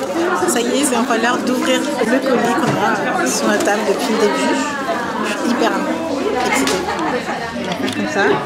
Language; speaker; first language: French; native; French